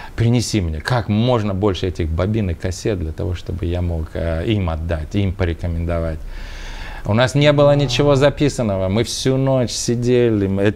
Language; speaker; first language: Russian; native; Russian